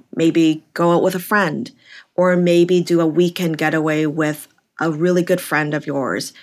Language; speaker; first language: English; native; English